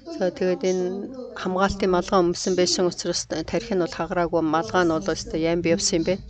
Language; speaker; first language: Mongolian; non-native, fluent; Korean